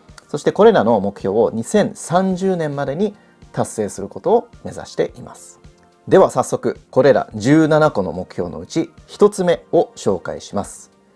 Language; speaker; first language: Japanese; early bilingual, heritage; Japanese